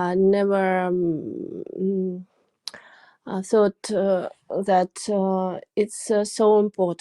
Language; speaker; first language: English; non-native, learner; Russian